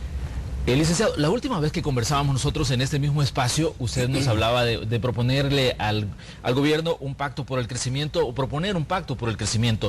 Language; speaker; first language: Spanish; native; Spanish